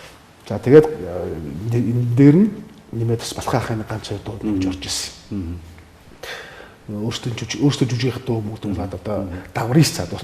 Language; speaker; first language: Mongolian; native; Mongolian